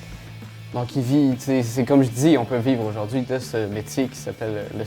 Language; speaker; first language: French; native; French